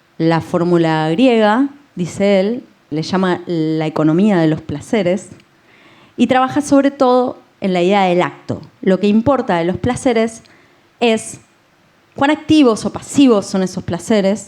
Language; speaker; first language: Spanish; native; Spanish